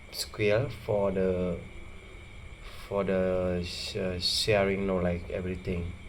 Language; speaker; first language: English; non-native, learner; Khmer